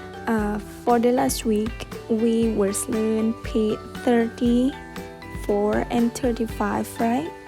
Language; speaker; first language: English; non-native, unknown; Thai